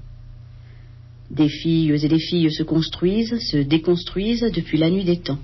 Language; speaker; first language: French; native; French